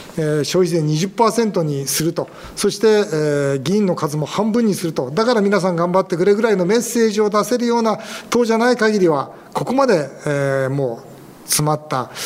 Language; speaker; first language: Japanese; native; Japanese